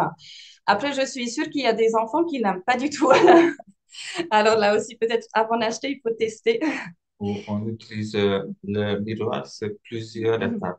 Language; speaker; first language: French; non-native, fluent; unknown